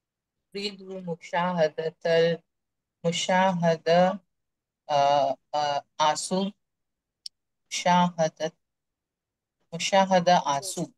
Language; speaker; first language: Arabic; non-native, learner; Hindi